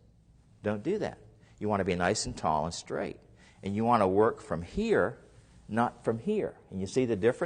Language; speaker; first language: English; native; English